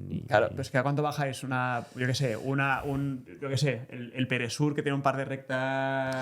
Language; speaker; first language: Spanish; native; Spanish